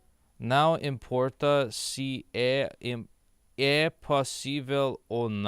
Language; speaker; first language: Portuguese; non-native, learner; English